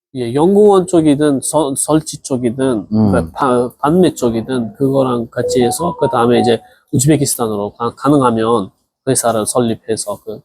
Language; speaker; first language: Korean; non-native, fluent; Uzbek